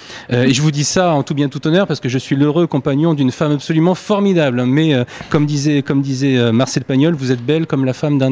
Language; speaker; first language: French; native; French